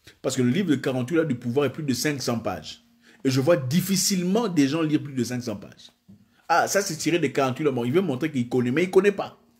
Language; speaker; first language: French; non-native, local second language; Swahili